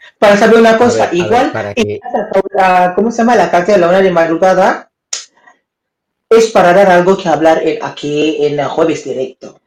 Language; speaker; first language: Spanish; non-native, learner; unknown